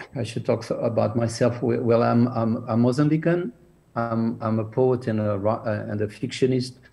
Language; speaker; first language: English; non-native, fluent; Portuguese